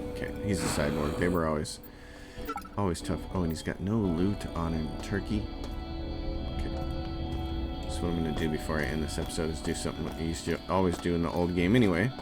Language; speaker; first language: English; native; English